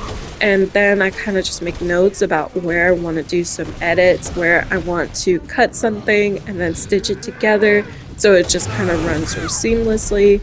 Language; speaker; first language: English; native; English